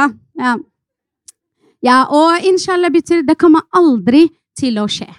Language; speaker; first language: Norwegian; non-native, fluent; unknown